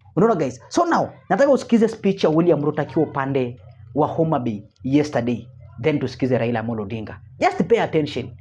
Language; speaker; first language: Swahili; non-native, local second language; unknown